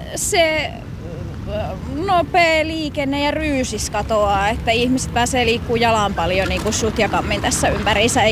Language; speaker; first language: Finnish; native; Finnish